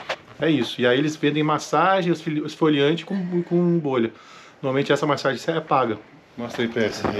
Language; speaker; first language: Portuguese; native; Portuguese